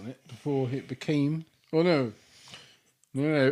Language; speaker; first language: English; native; English